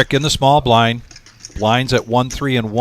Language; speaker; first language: English; native; English